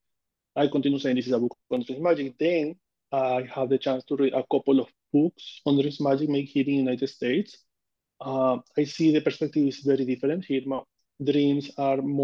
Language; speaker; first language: English; non-native, fluent; Spanish